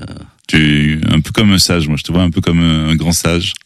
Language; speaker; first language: French; native; French